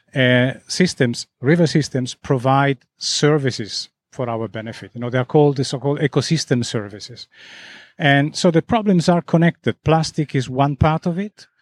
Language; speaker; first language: English; non-native, fluent; Italian